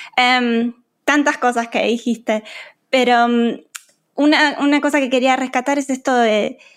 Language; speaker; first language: Spanish; native; Spanish